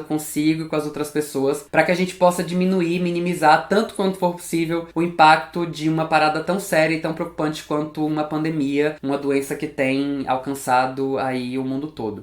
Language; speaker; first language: Portuguese; native; Portuguese